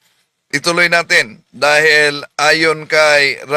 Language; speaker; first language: Filipino; native; Filipino